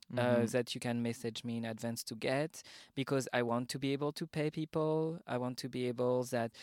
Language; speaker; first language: English; non-native, fluent; French